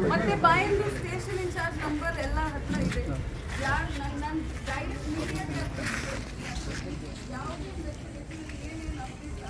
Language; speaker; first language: Kannada; non-native, fluent; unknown